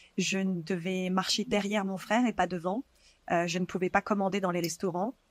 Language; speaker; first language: French; native; French